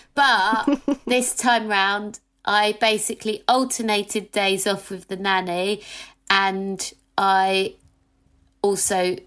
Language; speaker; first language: English; native; English